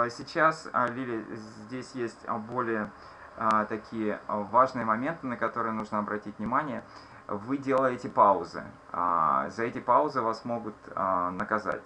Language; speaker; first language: Russian; native; Russian